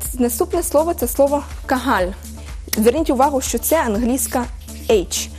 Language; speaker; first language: Ukrainian; early bilingual, heritage; Ukrainian